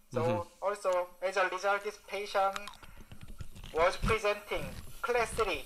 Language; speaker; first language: English; non-native, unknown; Korean